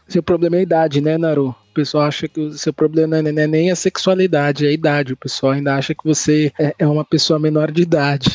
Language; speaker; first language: Portuguese; native; Portuguese